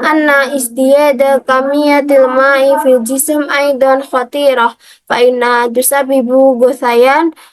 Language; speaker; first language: Arabic; non-native, learner; Indonesian